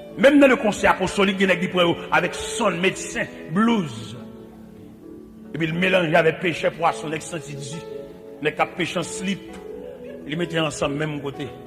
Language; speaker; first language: French; non-native, local second language; Haitian Creole